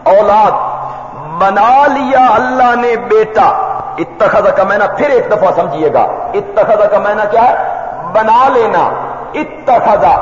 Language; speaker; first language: Urdu; non-native, local second language; Punjabi